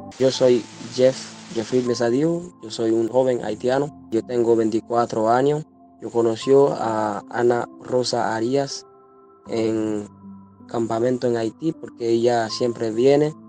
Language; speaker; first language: Spanish; non-native, learner; Haitian Creole